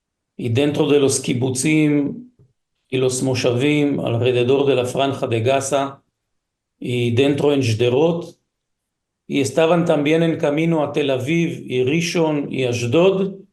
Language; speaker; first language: Spanish; early bilingual, heritage; Hebrew